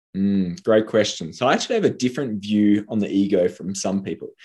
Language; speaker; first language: English; native; English